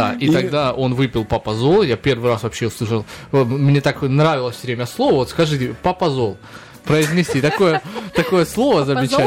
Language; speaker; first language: Russian; native; Russian